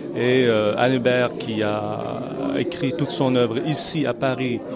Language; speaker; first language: French; native; French